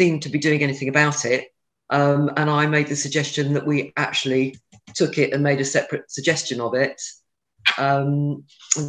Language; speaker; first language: English; native; English